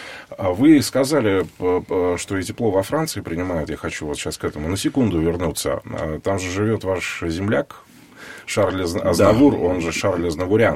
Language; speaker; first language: Russian; native; Russian